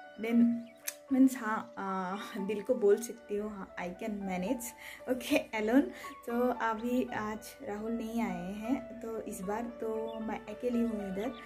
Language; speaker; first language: Hindi; native; Hindi